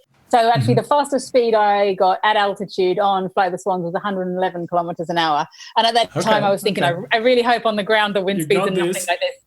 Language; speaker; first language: English; native; English